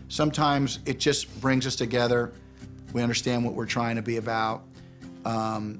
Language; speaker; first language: English; native; English